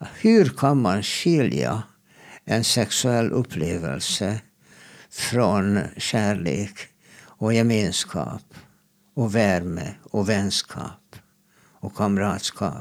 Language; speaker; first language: Swedish; non-native, fluent; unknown